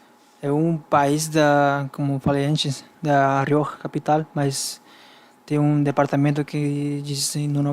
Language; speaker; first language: Portuguese; non-native, learner; Spanish